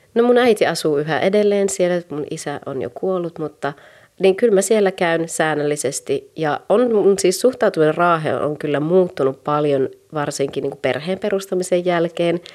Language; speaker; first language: Finnish; native; Finnish